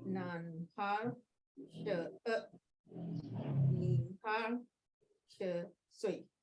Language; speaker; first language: Chinese; non-native, learner; Indonesian